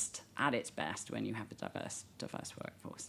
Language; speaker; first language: English; native; English